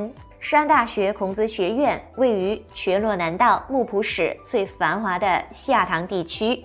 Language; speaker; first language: Chinese; non-native, fluent; Korean